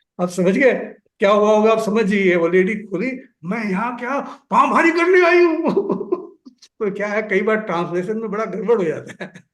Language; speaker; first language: Hindi; native; Hindi